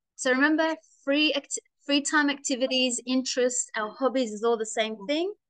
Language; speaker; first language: English; native; English